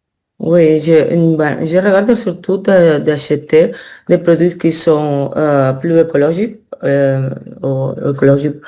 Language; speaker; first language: French; non-native, learner; Spanish